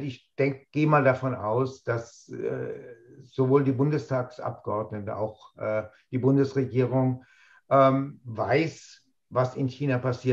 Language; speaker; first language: German; native; German